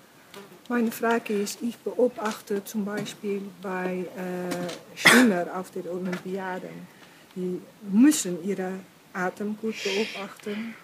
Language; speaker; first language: German; non-native, fluent; Dutch